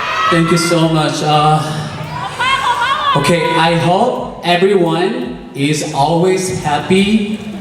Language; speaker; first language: English; non-native, learner; Korean